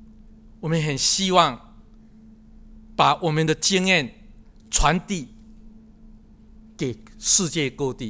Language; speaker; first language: Chinese; non-native, local second language; Min Nan Chinese